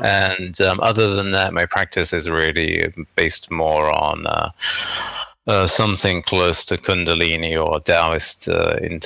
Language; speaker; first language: English; native; English